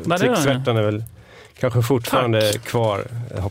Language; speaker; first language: Swedish; native; Swedish